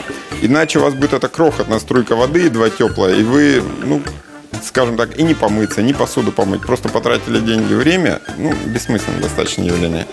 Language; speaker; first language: Russian; native; Russian